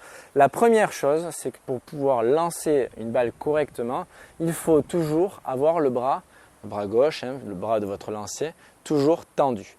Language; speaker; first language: French; native; French